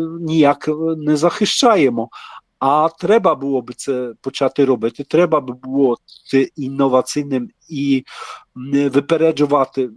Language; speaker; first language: Polish; non-native, learner; Ukrainian